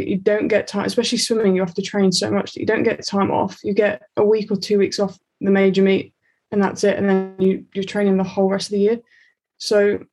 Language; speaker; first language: English; native; English